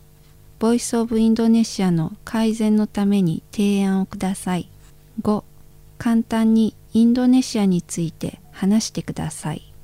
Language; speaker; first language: Japanese; non-native, fluent; Indonesian